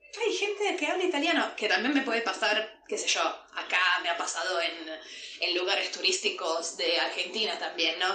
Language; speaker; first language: Spanish; non-native, fluent; Italian